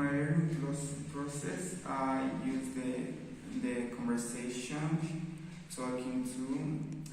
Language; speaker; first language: English; non-native, learner; Spanish